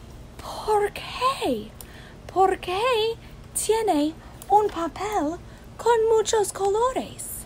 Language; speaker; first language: Spanish; non-native, fluent; English